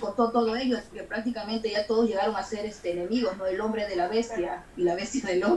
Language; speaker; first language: Spanish; native; Spanish